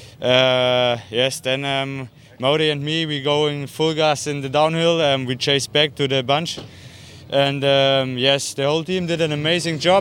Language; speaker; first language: English; non-native, fluent; German